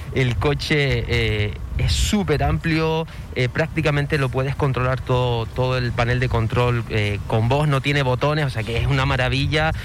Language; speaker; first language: Spanish; native; Spanish